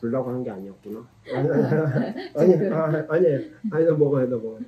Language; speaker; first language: Vietnamese; non-native, learner; Korean